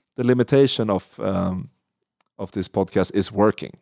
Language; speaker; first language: English; non-native, fluent; Swedish